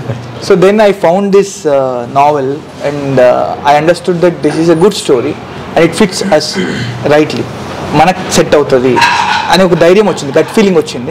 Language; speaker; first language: Telugu; native; Telugu